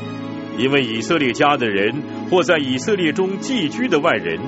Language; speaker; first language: Chinese; native; Chinese